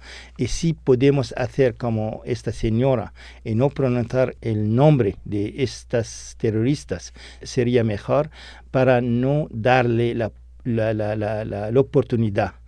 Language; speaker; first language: Spanish; non-native, fluent; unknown